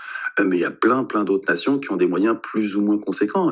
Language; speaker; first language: French; native; French